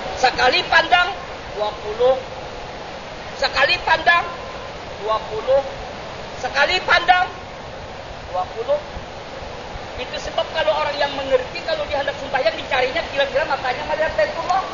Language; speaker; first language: Indonesian; non-native, local second language; Banjar